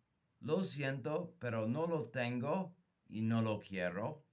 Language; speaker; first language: Spanish; non-native, fluent; English